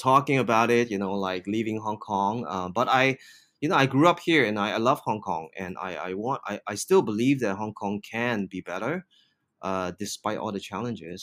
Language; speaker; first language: English; non-native, local second language; Cantonese